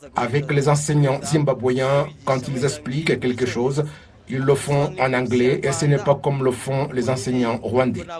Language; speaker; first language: French; non-native, local second language; Kinyarwanda